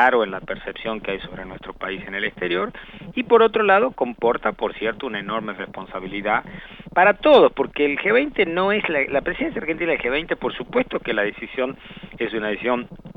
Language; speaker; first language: Spanish; native; Spanish